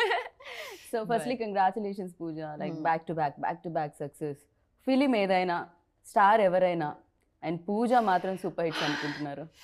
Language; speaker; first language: Telugu; native; Telugu